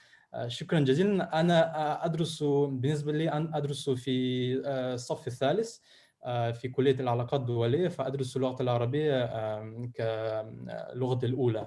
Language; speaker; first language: Arabic; non-native, learner; Russian